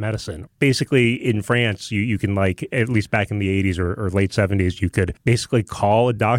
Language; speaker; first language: English; early bilingual, other home language; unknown